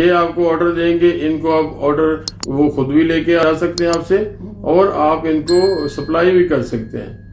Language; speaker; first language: Urdu; native; Urdu